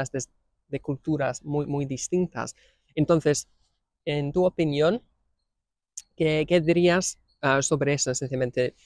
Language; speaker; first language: Spanish; non-native, fluent; English